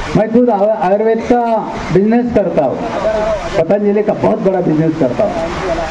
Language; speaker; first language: Hindi; non-native, local second language; Marathi